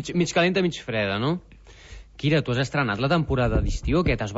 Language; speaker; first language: Catalan; native; Catalan